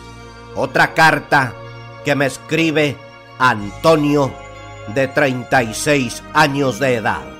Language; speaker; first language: Spanish; native; Spanish